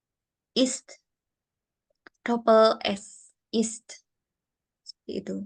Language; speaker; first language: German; non-native, fluent; Indonesian